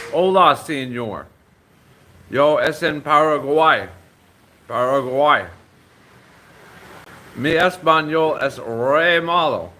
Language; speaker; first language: Spanish; non-native, learner; English